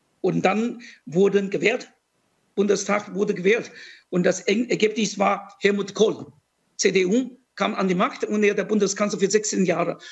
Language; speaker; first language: German; non-native, fluent; Chinese